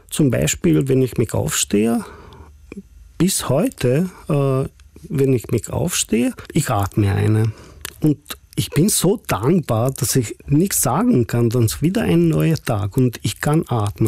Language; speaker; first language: German; non-native, fluent; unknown